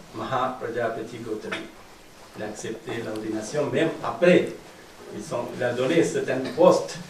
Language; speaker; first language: French; non-native, fluent; Sinhala